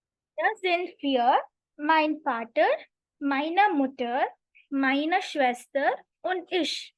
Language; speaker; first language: German; non-native, fluent; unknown